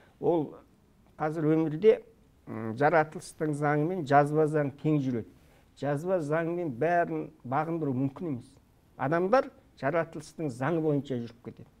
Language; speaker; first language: Kazakh; early bilingual, heritage; Kazakh